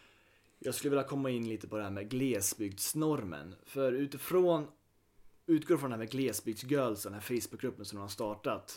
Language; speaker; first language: Swedish; native; Swedish